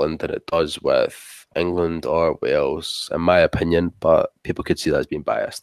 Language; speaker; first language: English; native; English